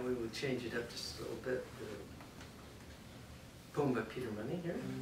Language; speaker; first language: English; native; English